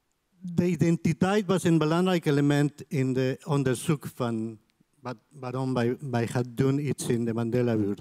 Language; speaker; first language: Dutch; non-native, fluent; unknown